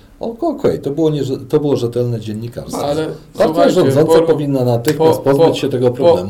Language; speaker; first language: Polish; native; Polish